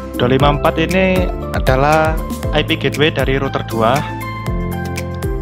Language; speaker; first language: Indonesian; native; Indonesian